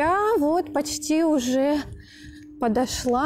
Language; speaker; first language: Russian; native; Russian